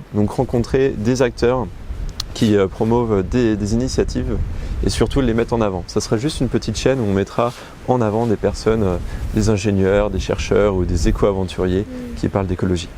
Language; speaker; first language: French; native; French